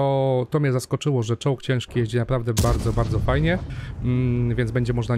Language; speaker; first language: Polish; native; Polish